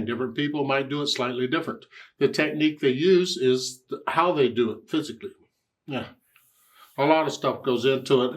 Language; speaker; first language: English; native; English